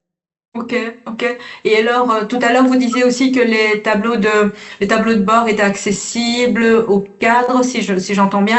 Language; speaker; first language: French; native; French